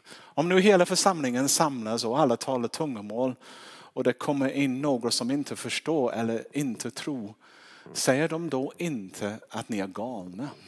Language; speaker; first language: Swedish; non-native, fluent; English